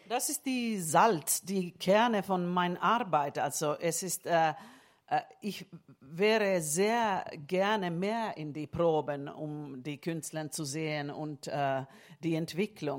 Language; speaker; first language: German; non-native, fluent; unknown